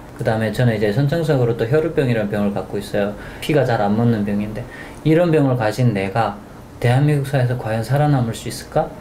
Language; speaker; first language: Korean; native; Korean